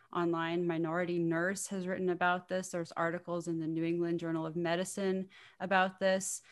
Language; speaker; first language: English; native; English